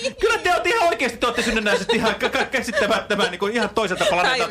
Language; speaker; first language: Finnish; native; Finnish